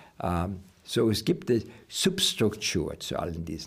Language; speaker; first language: German; non-native, learner; English